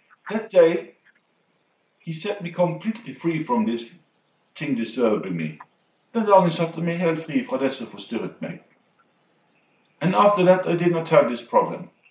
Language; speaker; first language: English; non-native, fluent; Norwegian